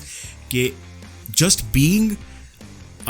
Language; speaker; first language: English; non-native, local second language; Urdu